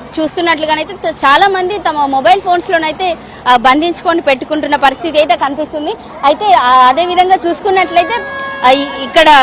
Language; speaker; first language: Telugu; native; Telugu